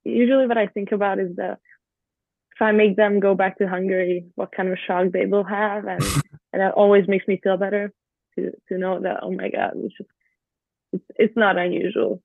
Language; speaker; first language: English; non-native, fluent; Hungarian